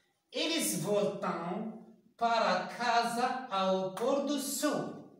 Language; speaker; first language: Portuguese; non-native, learner; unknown